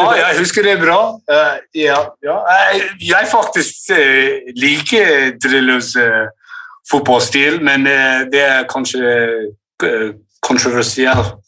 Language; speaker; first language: Norwegian; early bilingual, heritage; English